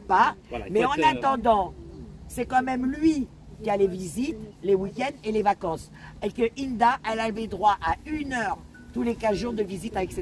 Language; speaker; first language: French; native; French